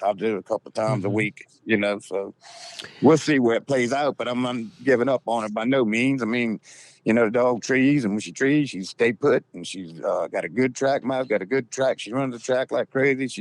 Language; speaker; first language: English; native; English